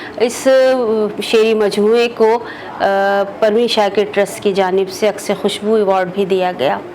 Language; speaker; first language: Urdu; native; Urdu